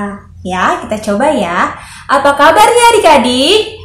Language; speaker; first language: Indonesian; native; Indonesian